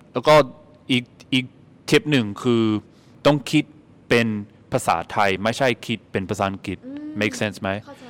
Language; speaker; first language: Thai; non-native, fluent; English